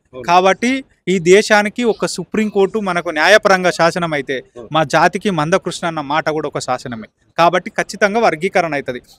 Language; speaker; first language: Telugu; native; Telugu